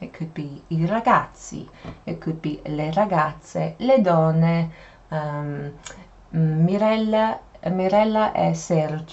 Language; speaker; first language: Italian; non-native, fluent; English